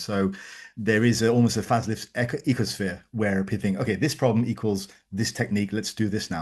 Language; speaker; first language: English; native; English